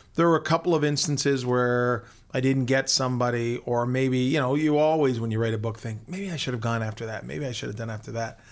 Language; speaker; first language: English; native; English